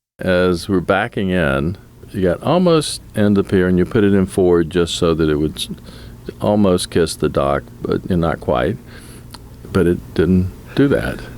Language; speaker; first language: English; native; English